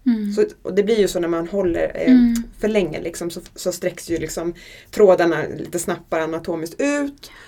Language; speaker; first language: Swedish; native; Swedish